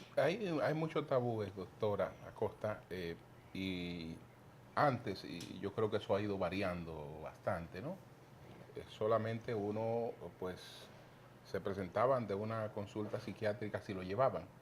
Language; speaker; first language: Spanish; native; Spanish